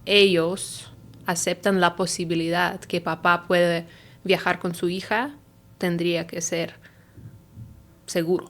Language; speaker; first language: Spanish; non-native, fluent; Russian